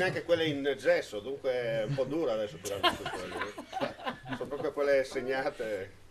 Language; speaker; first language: Italian; native; Italian